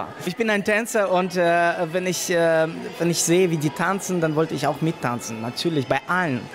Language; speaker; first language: German; non-native, fluent; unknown